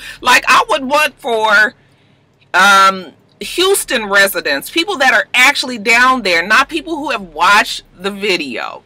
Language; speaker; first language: English; native; English